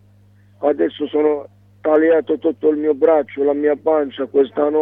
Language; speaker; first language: Italian; non-native, learner; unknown